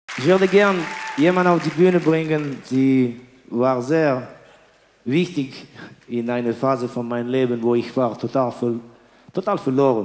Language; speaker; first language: German; non-native, fluent; French